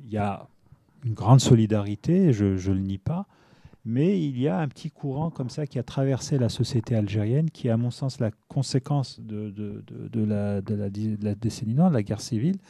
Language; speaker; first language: French; non-native, local second language; Arabic